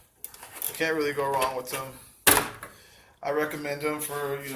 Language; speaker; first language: English; native; English